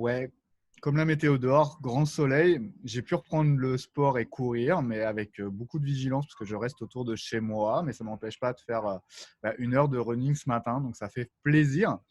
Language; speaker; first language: French; native; French